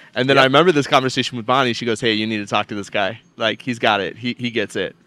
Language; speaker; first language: English; native; English